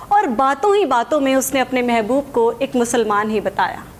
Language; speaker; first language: Hindi; native; Hindi